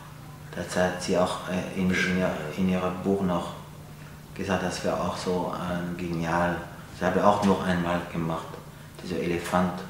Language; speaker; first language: German; non-native, fluent; French